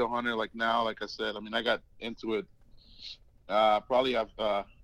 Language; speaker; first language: English; native; English